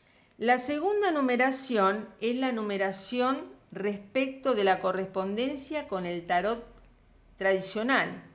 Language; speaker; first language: Spanish; native; Spanish